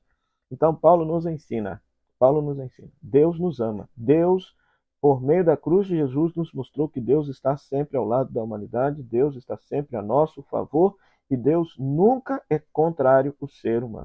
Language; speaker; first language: Portuguese; native; Portuguese